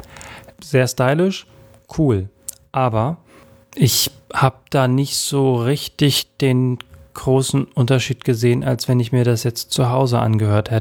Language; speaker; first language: German; native; German